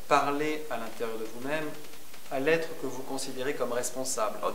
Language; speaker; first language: French; native; French